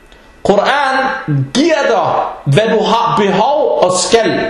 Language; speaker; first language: Danish; non-native, fluent; Arabic